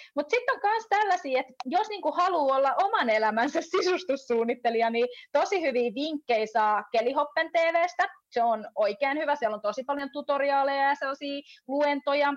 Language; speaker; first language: Finnish; native; Finnish